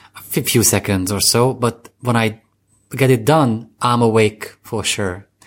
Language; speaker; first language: English; non-native, fluent; Hungarian